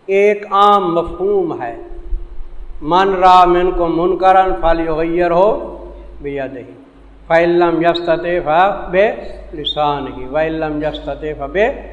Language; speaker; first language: Urdu; non-native, local second language; Saraiki